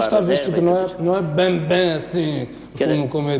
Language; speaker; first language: Portuguese; native; Portuguese